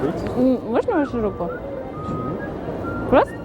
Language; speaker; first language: Russian; non-native, local second language; Kyrgyz